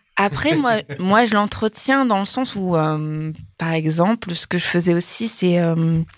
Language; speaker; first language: French; native; French